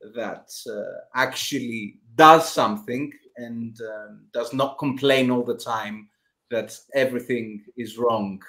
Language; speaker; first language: English; non-native, fluent; Greek